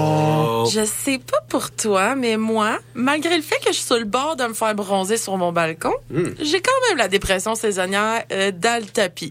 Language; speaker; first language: French; native; French